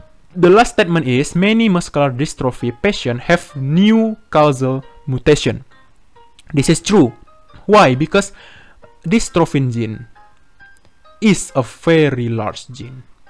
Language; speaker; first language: English; non-native, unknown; Indonesian